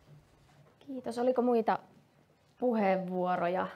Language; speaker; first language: Finnish; native; Finnish